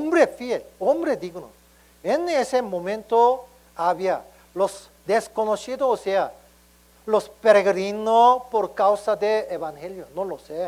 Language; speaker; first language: Spanish; non-native, learner; Korean